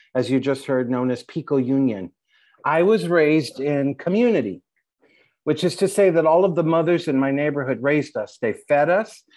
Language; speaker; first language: English; native; English